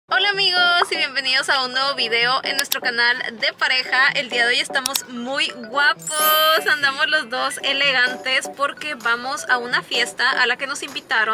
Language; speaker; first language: Spanish; native; Spanish